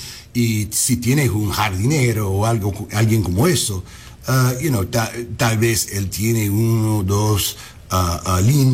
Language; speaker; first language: Spanish; non-native, fluent; English